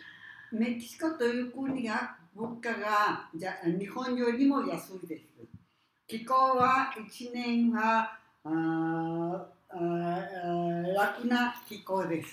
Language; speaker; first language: Japanese; non-native, learner; Spanish